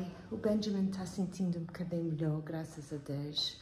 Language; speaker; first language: Portuguese; early bilingual, heritage; Portuguese